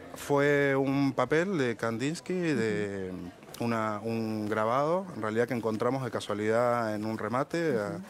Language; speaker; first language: Spanish; native; Spanish